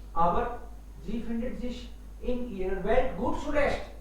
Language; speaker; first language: German; non-native, fluent; Hindi